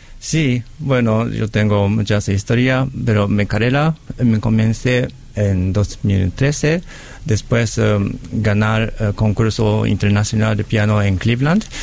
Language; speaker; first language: Spanish; non-native, learner; Japanese